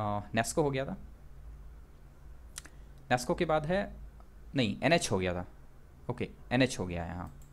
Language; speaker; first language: Hindi; native; Hindi